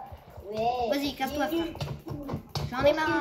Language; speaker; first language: French; native; French